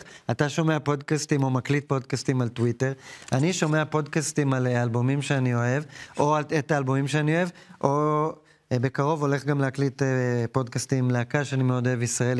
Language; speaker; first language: Hebrew; native; Hebrew